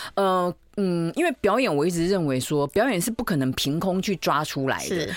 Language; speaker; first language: Chinese; native; Chinese